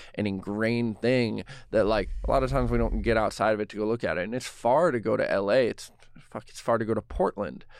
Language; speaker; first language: English; native; English